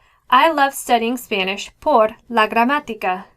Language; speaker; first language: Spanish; non-native, fluent; English